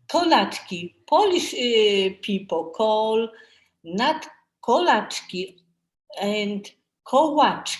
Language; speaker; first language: English; non-native, learner; Polish